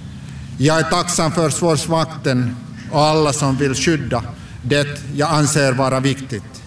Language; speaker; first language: Swedish; non-native, local second language; Finnish